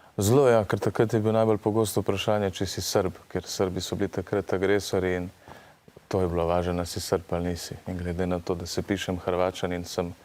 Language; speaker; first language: Slovenian; early bilingual, other home language; Serbian